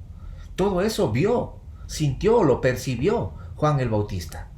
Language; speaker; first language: Spanish; native; Spanish